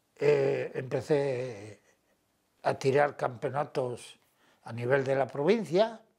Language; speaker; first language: Spanish; native; Spanish